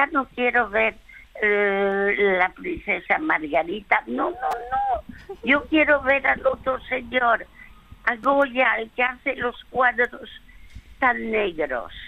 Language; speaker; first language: Spanish; early bilingual, other home language; French